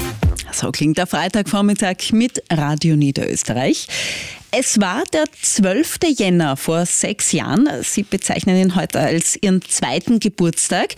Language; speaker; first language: German; native; German